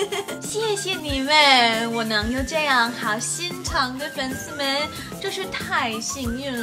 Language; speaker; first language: Chinese; non-native, fluent; English